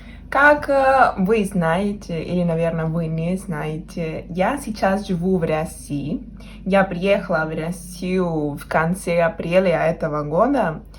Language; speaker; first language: Russian; non-native, fluent; Spanish